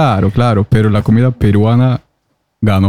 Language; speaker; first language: Spanish; non-native, fluent; Norwegian